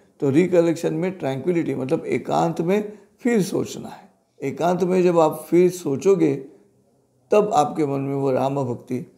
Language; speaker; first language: Hindi; non-native, local second language; Marathi